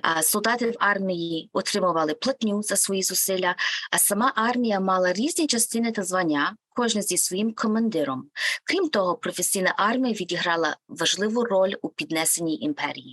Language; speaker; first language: Ukrainian; native; Ukrainian